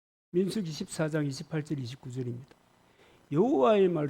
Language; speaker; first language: Korean; native; Korean